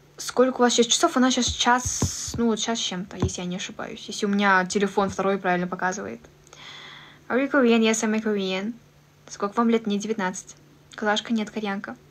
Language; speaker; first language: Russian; native; Russian